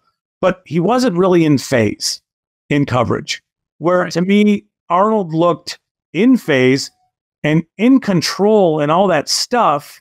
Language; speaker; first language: English; native; English